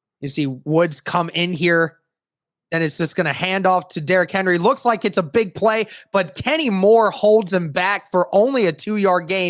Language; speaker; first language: English; native; English